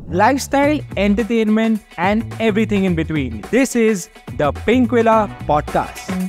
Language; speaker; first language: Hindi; native; Hindi